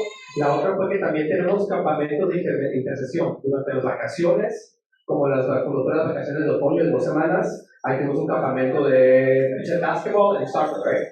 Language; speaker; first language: Spanish; native; Spanish